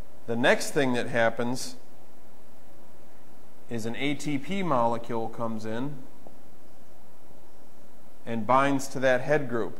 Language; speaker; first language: English; native; English